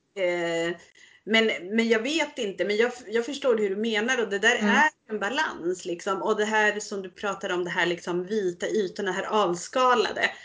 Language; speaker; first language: Swedish; early bilingual, other home language; Spanish